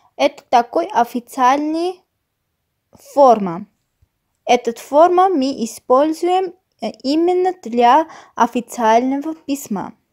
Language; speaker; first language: Russian; non-native, fluent; Armenian